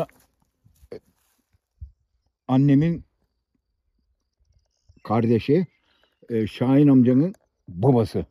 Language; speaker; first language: Turkish; native; Turkish